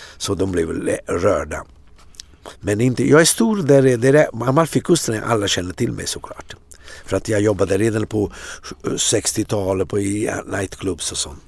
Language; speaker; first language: Swedish; non-native, fluent; Italian